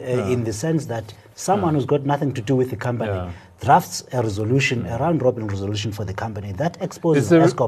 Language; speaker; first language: English; non-native, local second language; Xhosa